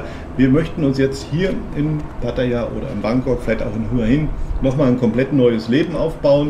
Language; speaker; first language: German; native; German